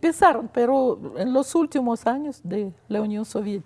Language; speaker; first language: Spanish; non-native, fluent; Russian